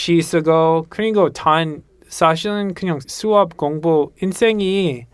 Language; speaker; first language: Korean; non-native, learner; English